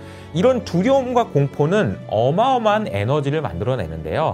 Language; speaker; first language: Korean; native; Korean